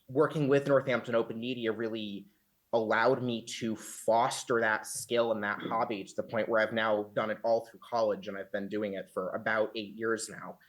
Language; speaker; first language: English; native; English